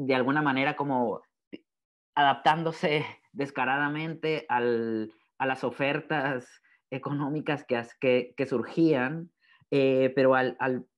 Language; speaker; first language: Spanish; native; Spanish